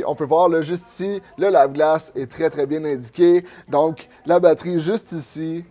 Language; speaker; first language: French; native; French